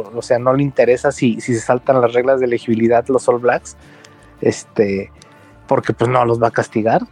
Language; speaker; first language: Spanish; native; Spanish